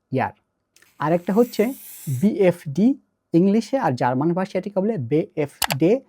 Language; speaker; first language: Bangla; native; Bangla